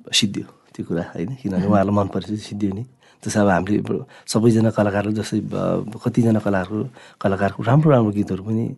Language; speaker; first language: Nepali; non-native, local second language; Sherpa